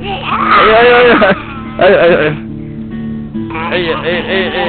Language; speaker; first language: Chinese; native; Chinese